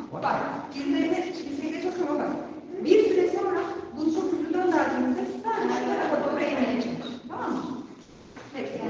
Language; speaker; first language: Turkish; native; Turkish